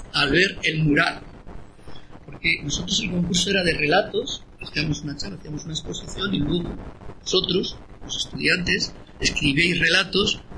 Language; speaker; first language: Spanish; native; Spanish